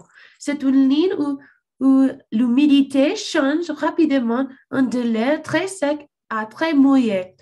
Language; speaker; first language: French; non-native, learner; English